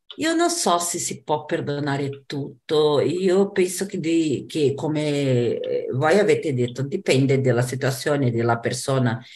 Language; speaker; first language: Italian; non-native, fluent; Portuguese